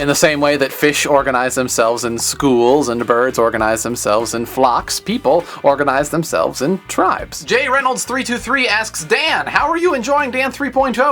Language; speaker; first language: English; native; English